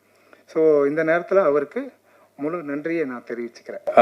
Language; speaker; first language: Tamil; native; Tamil